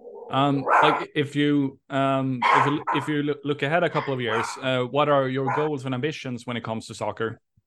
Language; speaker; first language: English; non-native, fluent; Swedish